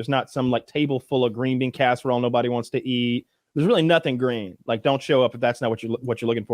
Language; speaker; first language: English; native; English